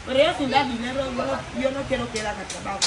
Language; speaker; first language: Spanish; non-native, local second language; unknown